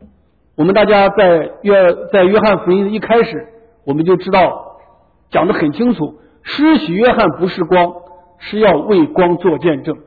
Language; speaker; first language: Chinese; native; Chinese